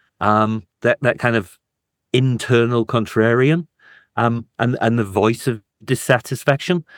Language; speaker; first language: English; native; English